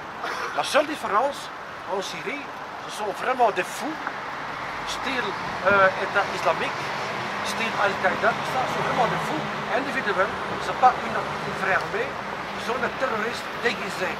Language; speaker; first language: French; non-native, local second language; Dutch